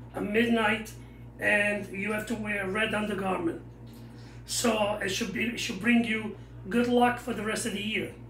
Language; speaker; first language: English; non-native, fluent; Italian